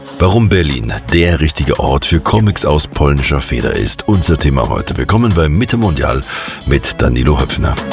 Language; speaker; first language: German; native; German